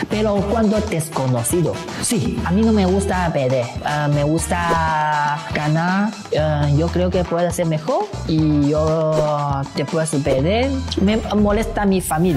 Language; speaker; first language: Spanish; non-native, learner; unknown